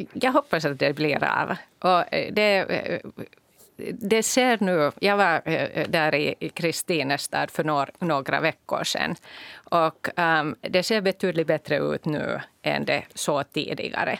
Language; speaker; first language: Swedish; non-native, local second language; Finnish